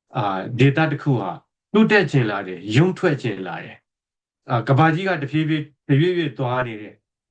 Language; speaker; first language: Burmese; native; Burmese